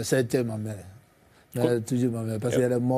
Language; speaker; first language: French; non-native, fluent; English